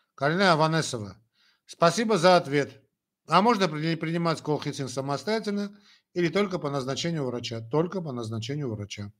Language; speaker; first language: Russian; non-native, local second language; Armenian